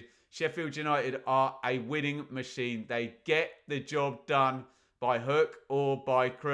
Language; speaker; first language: English; native; English